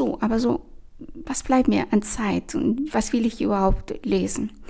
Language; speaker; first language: German; non-native, fluent; Spanish